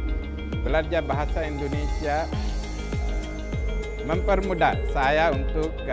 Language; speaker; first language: Indonesian; non-native, learner; Sinhala